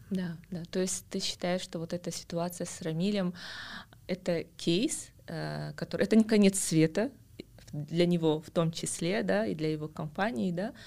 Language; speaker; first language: Russian; non-native, local second language; Kazakh